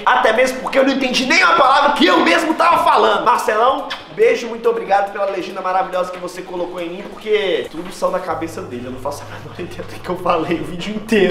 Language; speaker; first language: Portuguese; native; Portuguese